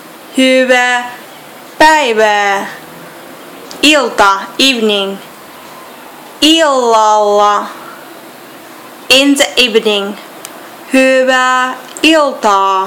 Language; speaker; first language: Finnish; non-native, learner; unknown